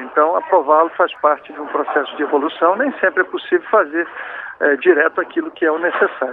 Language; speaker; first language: Portuguese; native; Portuguese